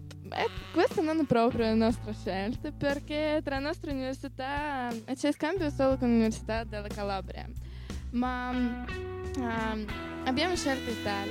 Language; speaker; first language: Italian; non-native, learner; Russian